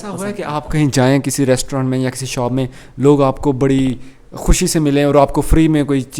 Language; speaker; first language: Urdu; native; Urdu